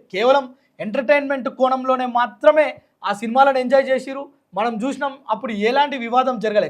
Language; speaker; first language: Telugu; native; Telugu